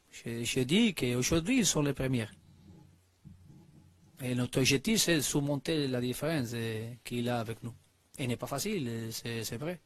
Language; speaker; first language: French; non-native, learner; Spanish